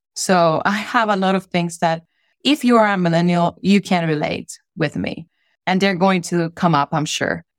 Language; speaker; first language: English; non-native, fluent; Spanish